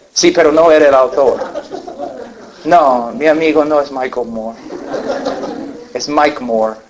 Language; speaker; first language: Spanish; non-native, fluent; English